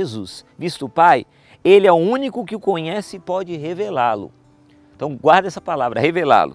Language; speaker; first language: Portuguese; native; Portuguese